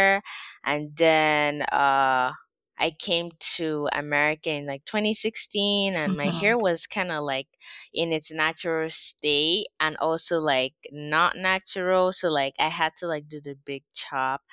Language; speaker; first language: English; non-native, local second language; Yoruba